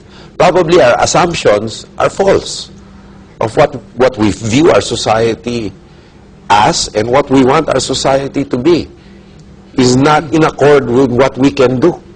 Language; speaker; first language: English; non-native, local second language; Filipino